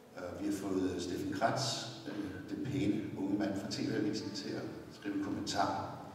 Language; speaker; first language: Danish; native; Danish